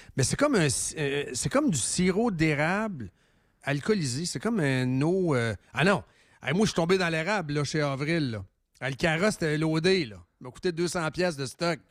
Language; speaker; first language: French; native; French